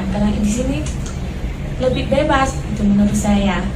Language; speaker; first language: Indonesian; non-native, learner; Thai